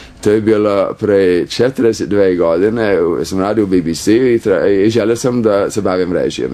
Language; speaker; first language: Croatian; non-native, fluent; English